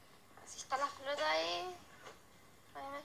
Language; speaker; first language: Spanish; native; Spanish